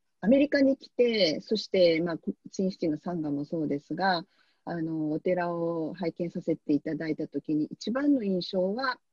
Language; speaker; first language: Japanese; native; Japanese